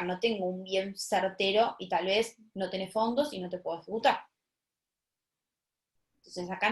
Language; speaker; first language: Spanish; native; Spanish